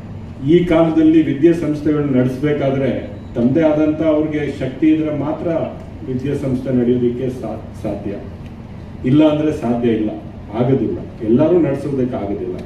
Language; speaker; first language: Kannada; native; Kannada